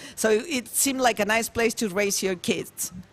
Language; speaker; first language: English; non-native, learner; Spanish